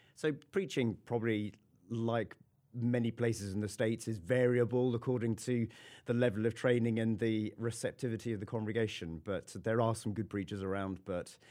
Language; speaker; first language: English; native; English